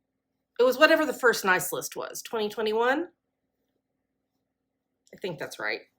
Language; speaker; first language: English; native; English